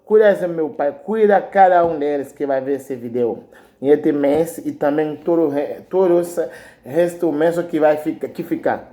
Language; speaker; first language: Portuguese; non-native, learner; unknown